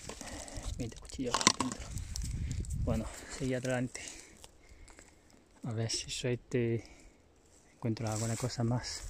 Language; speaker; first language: Spanish; non-native, learner; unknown